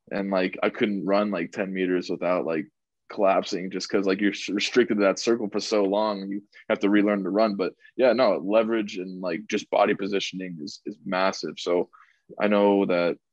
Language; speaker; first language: English; native; English